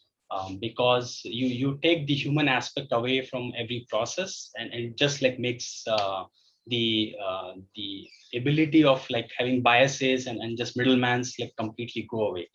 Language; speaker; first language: English; non-native, local second language; Hindi